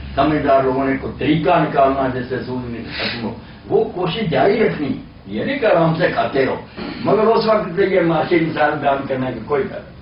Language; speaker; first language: Urdu; non-native, local second language; Punjabi